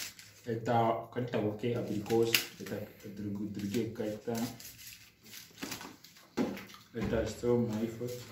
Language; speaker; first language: Russian; non-native, learner; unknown